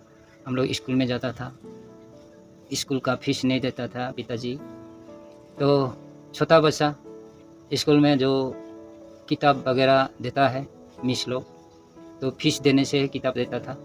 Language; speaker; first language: Hindi; non-native, local second language; Nepali